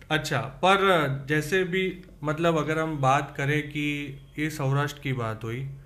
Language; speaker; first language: Hindi; native; Hindi